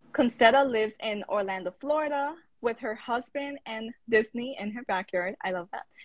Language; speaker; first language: English; native; English